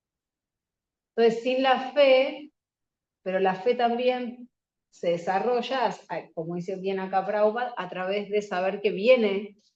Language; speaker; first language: Spanish; native; Spanish